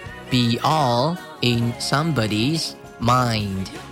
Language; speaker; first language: English; non-native, fluent; Chinese